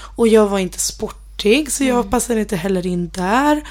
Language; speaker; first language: Swedish; early bilingual, other home language; Spanish